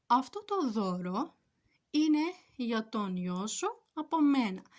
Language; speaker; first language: Greek; non-native, fluent; Turkish